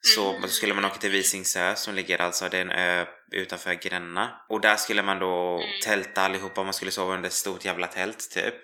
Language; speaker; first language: Swedish; native; Swedish